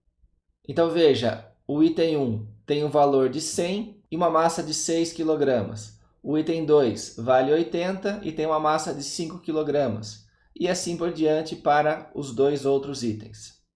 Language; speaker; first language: Portuguese; native; Portuguese